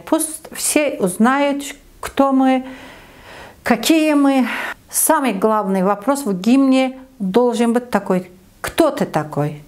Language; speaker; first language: Russian; non-native, learner; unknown